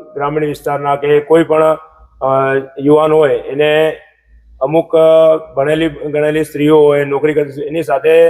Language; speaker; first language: Gujarati; native; Gujarati